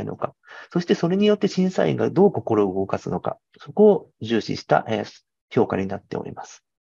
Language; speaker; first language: Japanese; native; Japanese